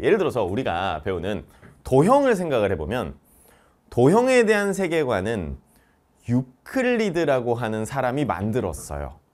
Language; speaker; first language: Korean; native; Korean